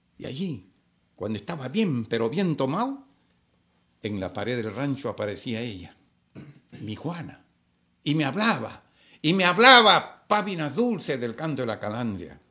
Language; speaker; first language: Spanish; native; Spanish